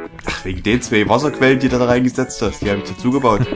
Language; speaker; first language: German; native; German